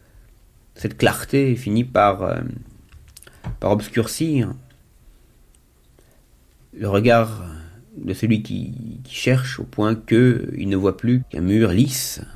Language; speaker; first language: French; native; French